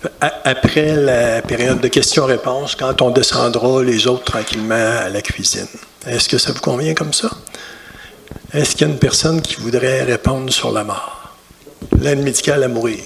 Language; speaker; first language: French; native; French